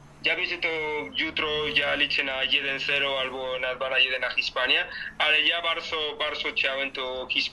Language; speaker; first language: Polish; non-native, learner; Spanish